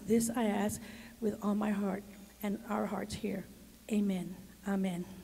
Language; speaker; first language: English; early bilingual, other home language; Spanish